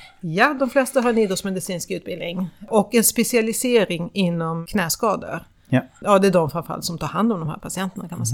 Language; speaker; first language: Swedish; native; Swedish